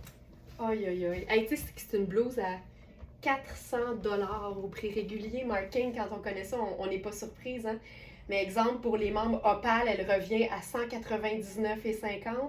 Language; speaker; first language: French; native; French